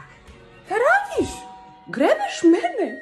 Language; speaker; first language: German; early bilingual, heritage; German